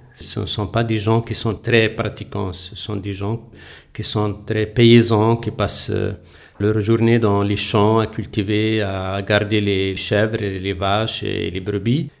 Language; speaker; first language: French; non-native, local second language; Kabyle